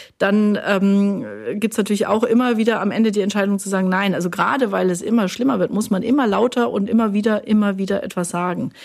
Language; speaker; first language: German; native; German